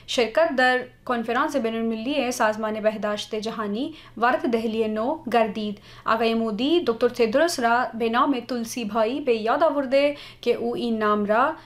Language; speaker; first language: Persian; non-native, fluent; Hindi